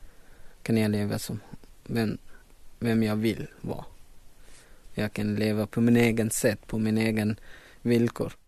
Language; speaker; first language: Swedish; non-native, learner; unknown